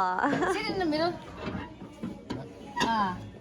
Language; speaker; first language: English; non-native, local second language; Nepali